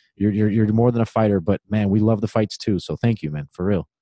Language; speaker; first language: English; native; English